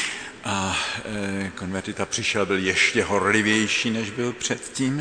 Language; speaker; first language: Czech; native; Czech